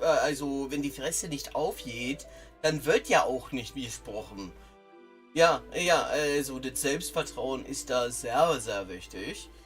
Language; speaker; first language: German; non-native, fluent; English